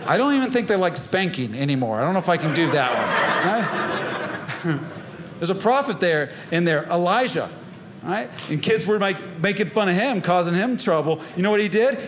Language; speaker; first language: English; native; English